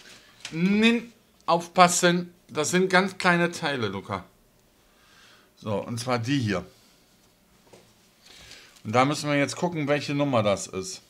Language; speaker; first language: German; native; German